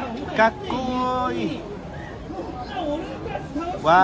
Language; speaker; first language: Japanese; non-native, learner; English